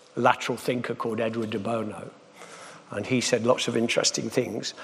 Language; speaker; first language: English; native; English